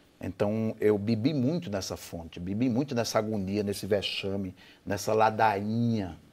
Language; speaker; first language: Portuguese; native; Portuguese